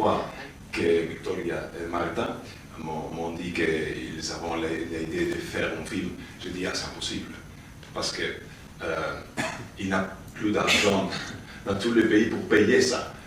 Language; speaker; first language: French; non-native, learner; Spanish